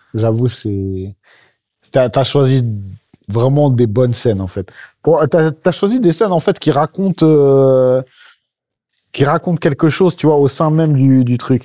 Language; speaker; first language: French; native; French